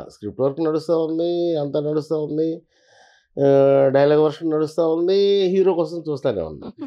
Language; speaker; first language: Telugu; native; Telugu